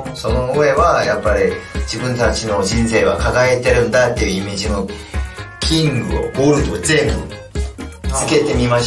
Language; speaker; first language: Japanese; non-native, fluent; Korean